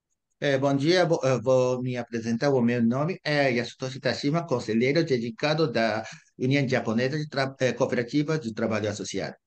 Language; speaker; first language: Portuguese; non-native, fluent; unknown